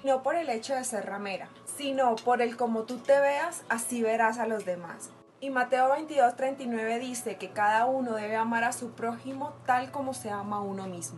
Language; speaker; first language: Spanish; native; Spanish